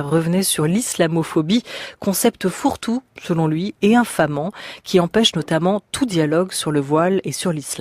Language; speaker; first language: French; native; French